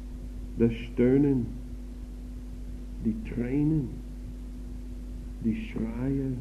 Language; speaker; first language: German; non-native, fluent; English